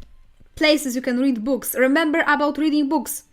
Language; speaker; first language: English; non-native, fluent; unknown